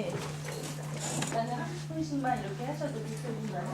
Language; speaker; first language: Korean; native; Korean